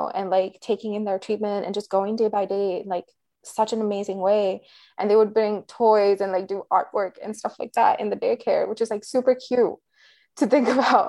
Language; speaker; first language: English; non-native, local second language; Hindi